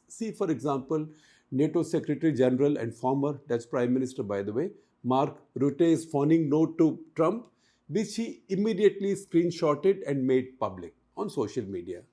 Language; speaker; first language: English; non-native, local second language; Hindi